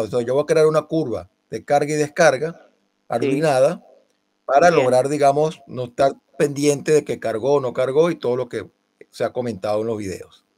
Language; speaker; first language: Spanish; native; Spanish